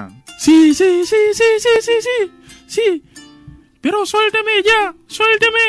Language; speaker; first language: Spanish; non-native, fluent; Wolof